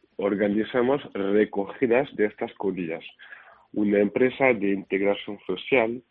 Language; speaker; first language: Spanish; non-native, fluent; French